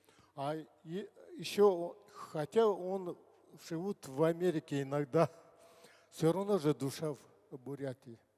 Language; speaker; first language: Russian; non-native, learner; Mongolian